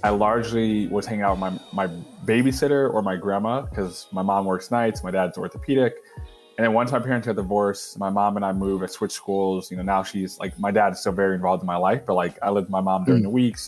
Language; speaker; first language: English; native; English